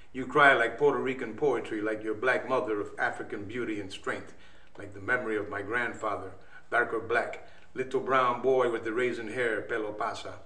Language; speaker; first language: English; native; English